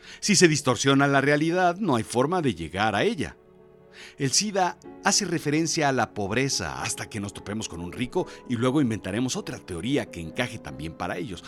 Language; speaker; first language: Spanish; native; Spanish